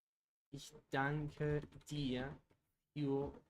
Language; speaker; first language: German; non-native, learner; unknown